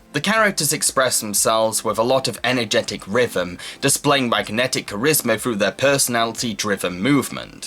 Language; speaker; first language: English; native; English